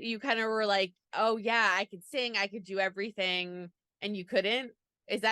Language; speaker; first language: English; native; English